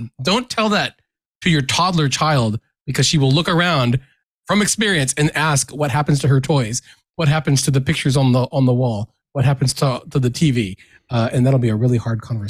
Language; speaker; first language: English; native; English